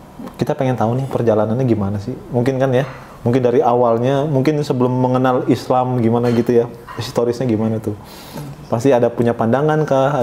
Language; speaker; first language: Indonesian; native; Indonesian